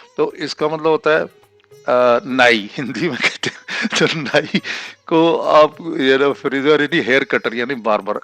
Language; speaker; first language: Hindi; non-native, local second language; Punjabi